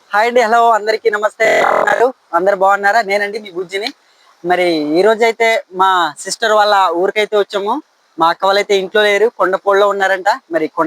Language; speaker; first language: Telugu; non-native, local second language; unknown